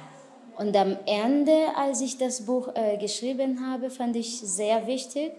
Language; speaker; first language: German; non-native, fluent; Kinyarwanda